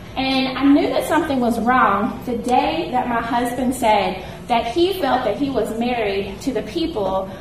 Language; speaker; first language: English; native; English